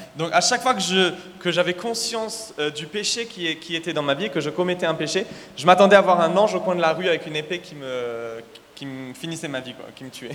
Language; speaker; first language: French; native; French